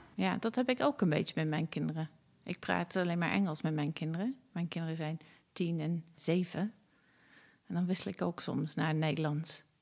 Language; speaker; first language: Dutch; non-native, fluent; English